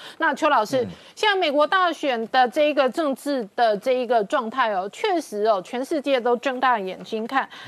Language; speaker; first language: Chinese; native; Chinese